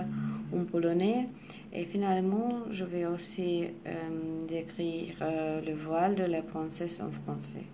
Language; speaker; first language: French; non-native, learner; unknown